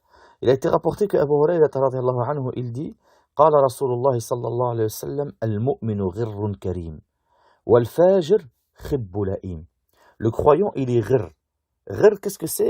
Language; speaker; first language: French; native; French